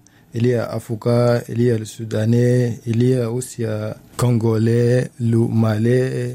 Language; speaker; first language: French; non-native, learner; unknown